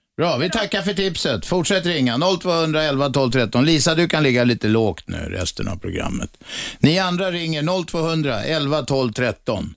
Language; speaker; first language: Swedish; native; Swedish